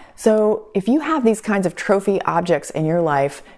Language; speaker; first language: English; native; English